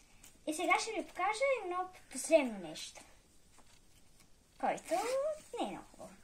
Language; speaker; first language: Bulgarian; early bilingual, heritage; Bulgarian